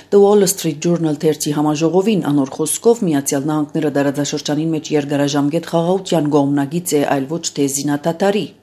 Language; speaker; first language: Armenian; native; Armenian